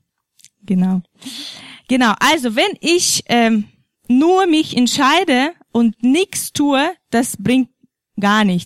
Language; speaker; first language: German; non-native, fluent; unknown